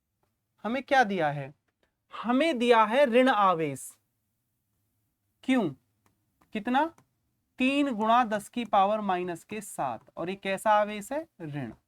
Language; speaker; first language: Hindi; native; Hindi